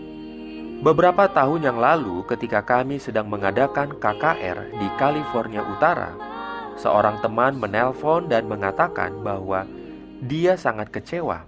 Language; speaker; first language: Indonesian; native; Indonesian